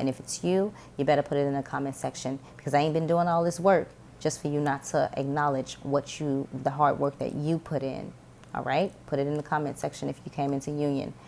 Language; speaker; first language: English; native; English